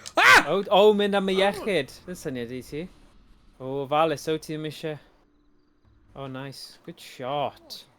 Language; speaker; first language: Welsh; native; Welsh